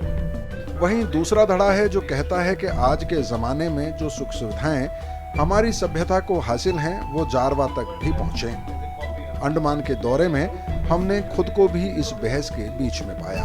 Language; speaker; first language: Hindi; native; Hindi